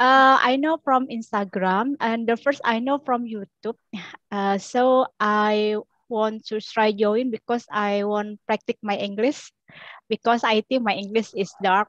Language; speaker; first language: English; non-native, learner; Indonesian